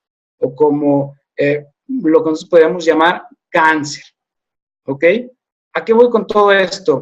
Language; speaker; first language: Spanish; native; Spanish